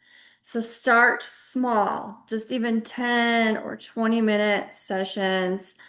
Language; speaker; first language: English; native; English